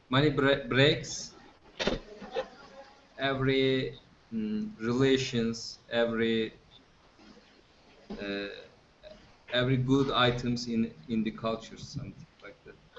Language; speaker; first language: English; non-native, fluent; Turkish